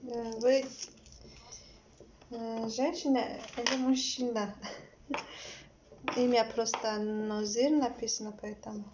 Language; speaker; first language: Russian; non-native, learner; Tajik